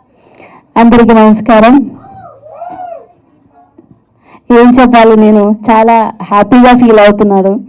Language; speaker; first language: Telugu; non-native, fluent; Malayalam